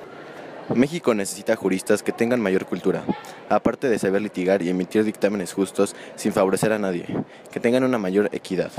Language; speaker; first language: Spanish; native; Spanish